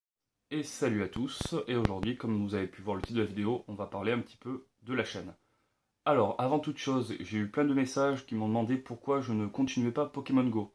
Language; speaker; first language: French; native; French